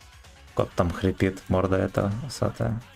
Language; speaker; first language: Russian; native; Russian